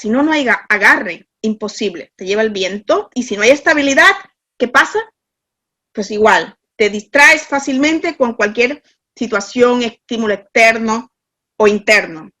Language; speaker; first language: Spanish; native; Spanish